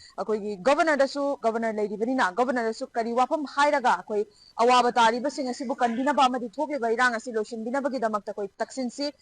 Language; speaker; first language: Manipuri; native; Manipuri